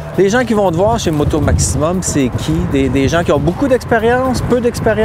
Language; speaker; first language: French; native; French